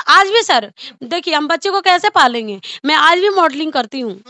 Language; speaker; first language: Hindi; native; Hindi